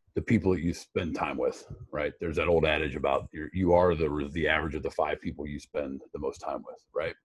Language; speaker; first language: English; native; English